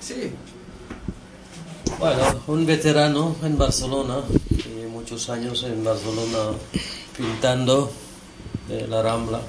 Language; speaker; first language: Spanish; non-native, fluent; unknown